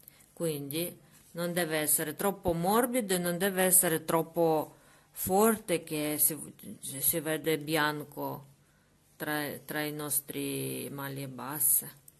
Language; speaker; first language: Italian; non-native, learner; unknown